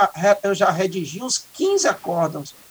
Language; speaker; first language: Portuguese; native; Portuguese